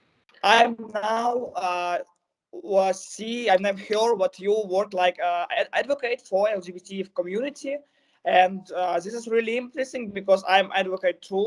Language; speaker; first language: English; non-native, learner; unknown